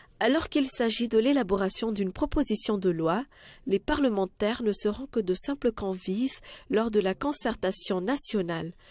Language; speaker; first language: French; non-native, local second language; Malagasy